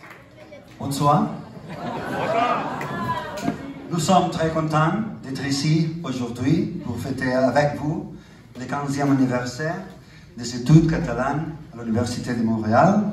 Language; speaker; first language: French; non-native, learner; Catalan